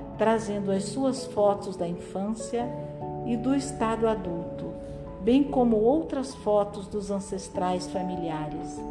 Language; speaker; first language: Portuguese; non-native, fluent; French